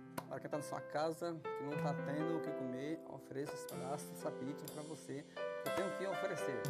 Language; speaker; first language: Portuguese; native; Portuguese